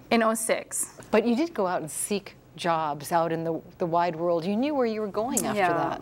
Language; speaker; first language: English; native; English